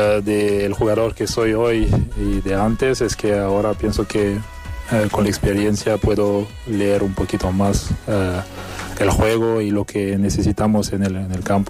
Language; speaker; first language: Spanish; non-native, fluent; French